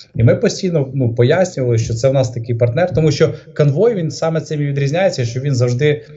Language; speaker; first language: Ukrainian; native; Ukrainian